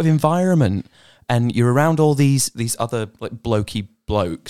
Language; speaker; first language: English; native; English